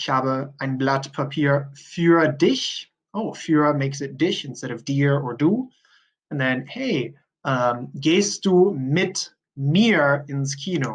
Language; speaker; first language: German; non-native, fluent; English